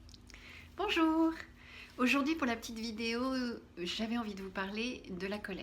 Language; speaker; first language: French; native; French